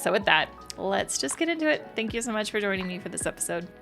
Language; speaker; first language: English; native; English